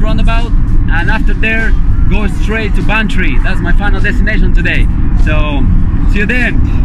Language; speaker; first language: English; non-native, fluent; Spanish